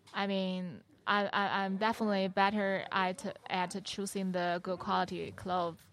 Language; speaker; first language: English; non-native, learner; Chinese